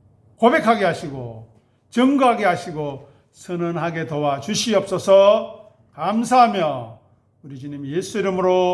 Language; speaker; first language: Korean; native; Korean